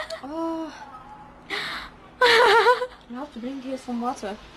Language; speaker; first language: English; non-native, learner; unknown